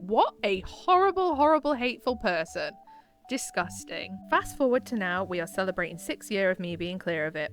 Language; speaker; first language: English; native; English